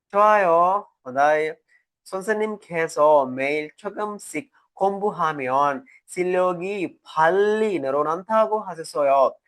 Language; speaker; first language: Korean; non-native, fluent; Sinhala